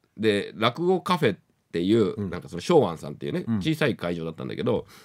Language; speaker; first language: Japanese; native; Japanese